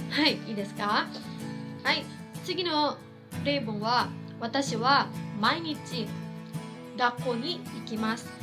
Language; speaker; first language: Japanese; non-native, fluent; Cebuano